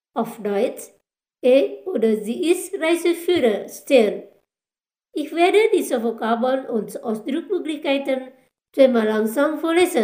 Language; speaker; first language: German; non-native, fluent; Indonesian